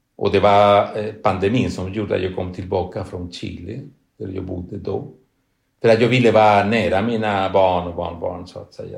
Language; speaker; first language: Swedish; non-native, fluent; Spanish